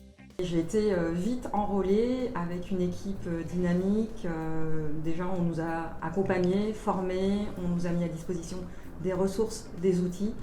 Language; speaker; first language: French; native; French